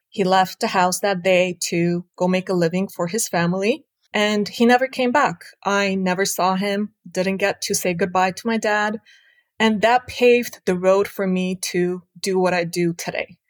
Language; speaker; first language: English; early bilingual, other home language; Armenian